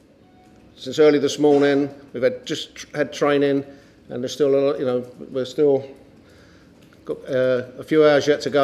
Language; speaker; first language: English; native; English